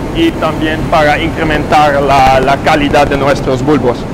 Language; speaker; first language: Spanish; non-native, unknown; Dutch